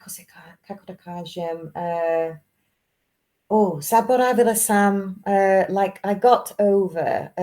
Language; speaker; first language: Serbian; non-native, learner; English